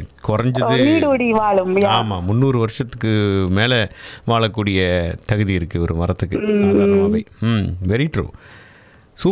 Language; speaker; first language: Tamil; native; Tamil